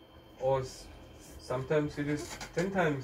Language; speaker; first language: English; non-native, learner; German